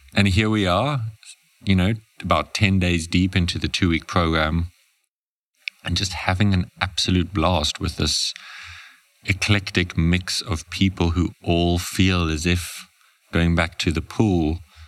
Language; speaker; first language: English; native; English